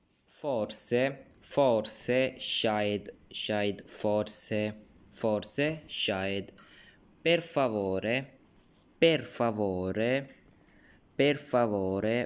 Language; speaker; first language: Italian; non-native, learner; Urdu